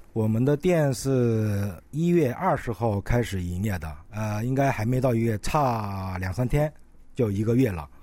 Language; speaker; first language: Chinese; non-native, local second language; Korean